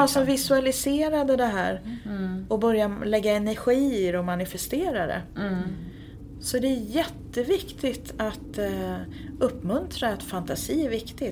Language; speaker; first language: Swedish; native; Swedish